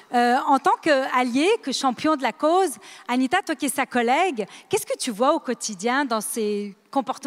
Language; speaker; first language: French; native; French